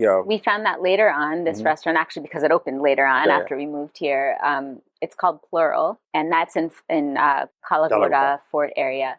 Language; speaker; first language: English; non-native, fluent; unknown